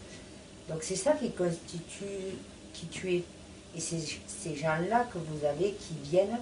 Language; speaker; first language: French; native; French